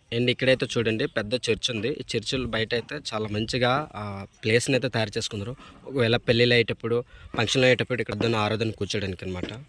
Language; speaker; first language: Telugu; non-native, local second language; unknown